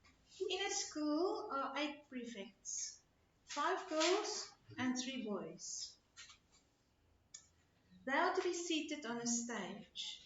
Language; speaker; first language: English; non-native, local second language; Afrikaans